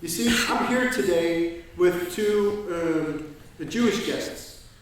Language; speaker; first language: English; non-native, fluent; Danish